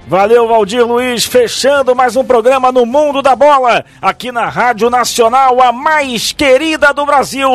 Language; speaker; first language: Portuguese; native; Portuguese